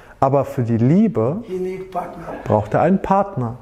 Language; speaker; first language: German; native; German